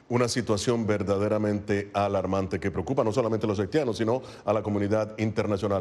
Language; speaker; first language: Spanish; native; Spanish